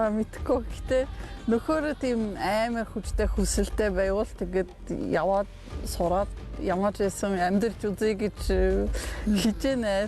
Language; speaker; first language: Mongolian; non-native, fluent; Polish